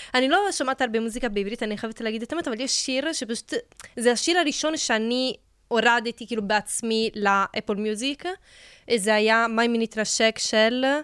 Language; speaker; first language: Hebrew; non-native, fluent; Italian